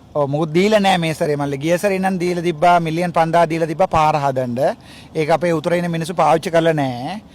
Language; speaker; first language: Sinhala; non-native, local second language; Tamil